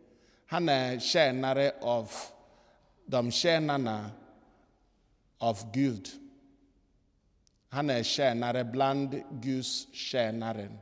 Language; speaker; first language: Swedish; non-native, fluent; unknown